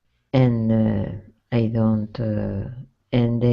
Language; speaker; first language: English; non-native, learner; Spanish